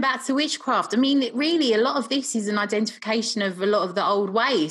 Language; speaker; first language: English; native; English